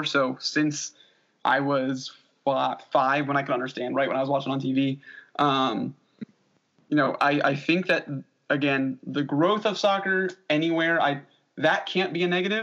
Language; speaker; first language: English; native; English